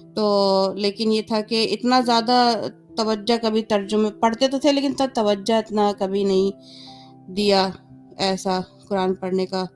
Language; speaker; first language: Urdu; native; Urdu